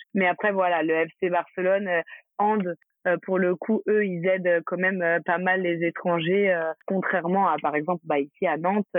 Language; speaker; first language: French; native; French